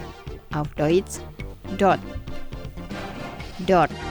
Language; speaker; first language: German; non-native, fluent; Indonesian